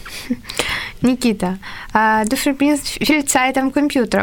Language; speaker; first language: German; non-native, learner; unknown